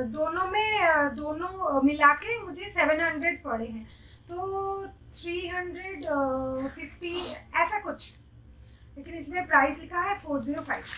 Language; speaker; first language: Hindi; non-native, local second language; Bangla